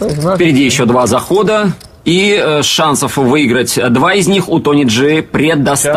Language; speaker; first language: Russian; native; Russian